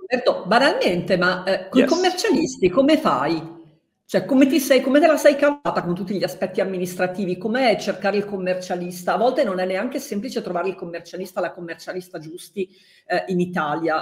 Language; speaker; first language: Italian; native; Italian